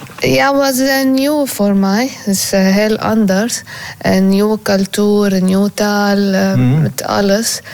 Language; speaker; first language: Dutch; non-native, learner; Arabic